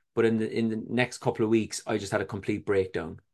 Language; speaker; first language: English; native; English